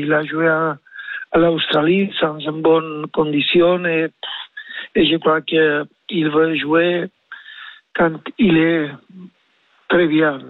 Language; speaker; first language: French; non-native, learner; Spanish